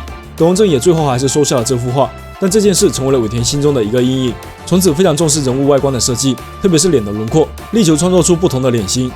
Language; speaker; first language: Chinese; native; Chinese